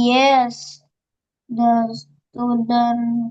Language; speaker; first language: English; non-native, learner; Indonesian